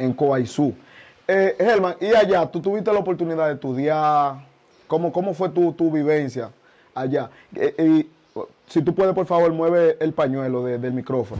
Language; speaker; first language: Spanish; native; Spanish